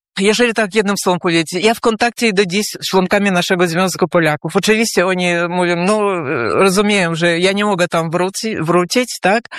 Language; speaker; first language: Polish; early bilingual, heritage; Polish